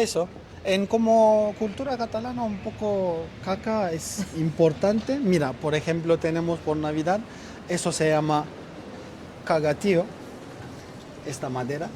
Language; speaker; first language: Spanish; non-native, learner; Turkish